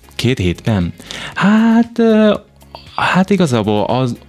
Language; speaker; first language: Hungarian; non-native, fluent; Japanese